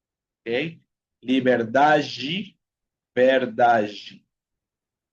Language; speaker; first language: Portuguese; non-native, fluent; Spanish